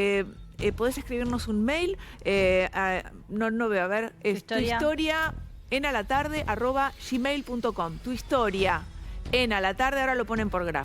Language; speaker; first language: Spanish; native; Spanish